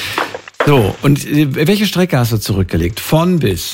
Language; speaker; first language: German; native; German